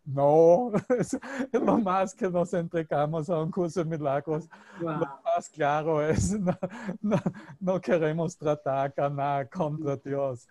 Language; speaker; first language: Spanish; non-native, fluent; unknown